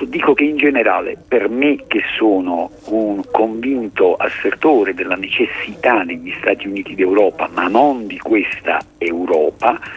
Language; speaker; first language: Italian; native; Italian